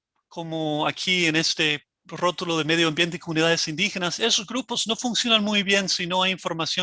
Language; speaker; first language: Spanish; non-native, fluent; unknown